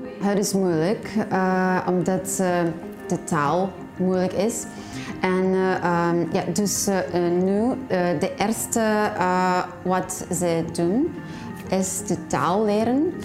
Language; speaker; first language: Dutch; non-native, learner; Ukrainian